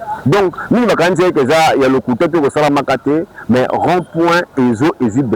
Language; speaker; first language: French; non-native, local second language; Lingala